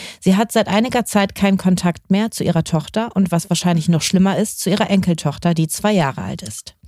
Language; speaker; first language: German; native; German